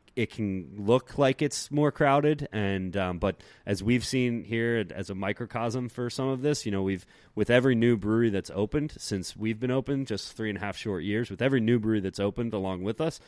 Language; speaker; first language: English; native; English